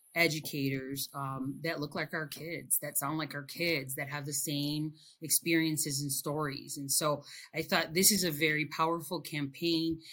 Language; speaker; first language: English; early bilingual, other home language; Spanish